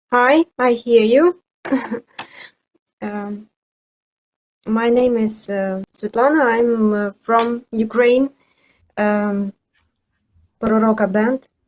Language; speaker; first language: English; non-native, learner; Ukrainian